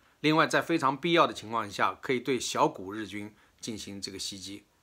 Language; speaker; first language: Chinese; native; Chinese